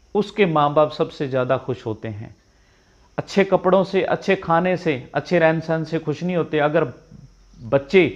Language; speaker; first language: Hindi; non-native, local second language; Punjabi